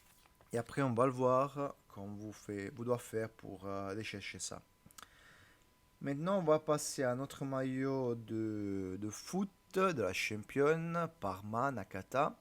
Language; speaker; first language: French; non-native, learner; Italian